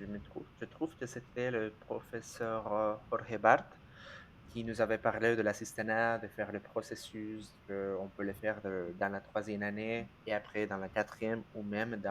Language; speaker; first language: French; non-native, fluent; Spanish